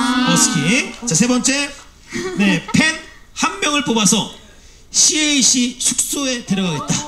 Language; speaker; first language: Korean; native; Korean